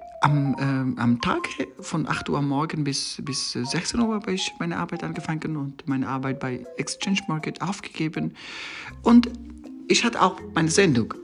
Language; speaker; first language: German; non-native, learner; Persian